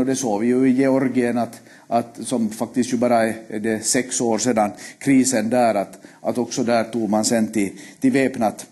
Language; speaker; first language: Swedish; native; Swedish